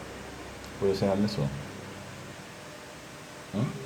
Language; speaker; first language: Spanish; non-native, fluent; Haitian Creole